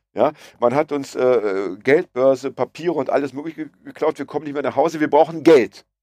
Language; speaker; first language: German; early bilingual, other home language; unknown